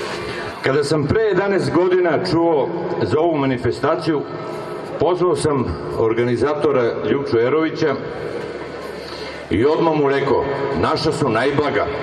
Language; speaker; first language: Bosnian; native; Bosnian